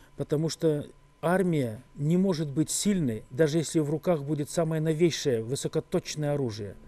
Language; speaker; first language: Russian; native; Russian